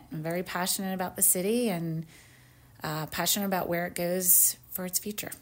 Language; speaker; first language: English; native; English